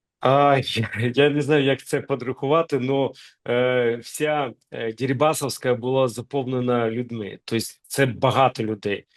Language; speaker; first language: Ukrainian; non-native, local second language; Russian